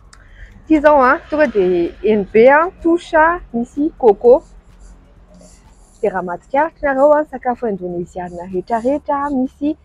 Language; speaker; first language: French; non-native, local second language; Malagasy